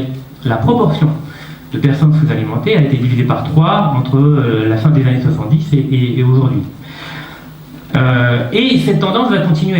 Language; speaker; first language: French; native; French